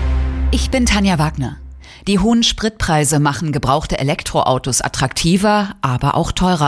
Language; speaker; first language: German; native; German